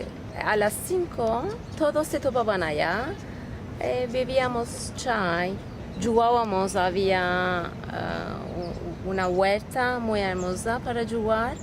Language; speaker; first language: Spanish; early bilingual, heritage; Ladino